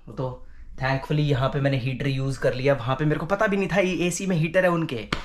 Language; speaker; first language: Hindi; native; Hindi